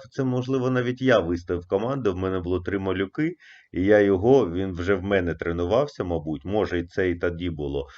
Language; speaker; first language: Ukrainian; native; Ukrainian